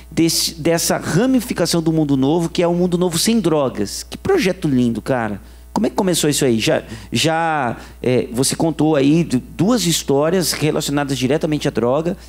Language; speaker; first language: Portuguese; native; Portuguese